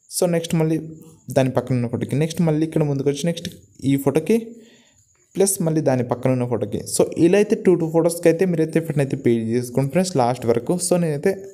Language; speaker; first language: Telugu; non-native, local second language; Gondi